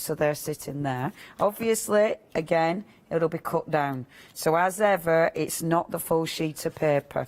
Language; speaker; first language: English; native; English